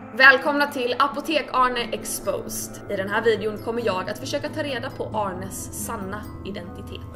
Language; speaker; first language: Swedish; native; Swedish